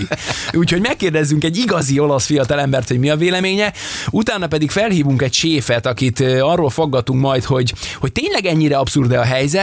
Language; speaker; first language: Hungarian; native; Hungarian